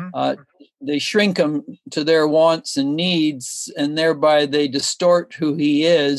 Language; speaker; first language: English; native; English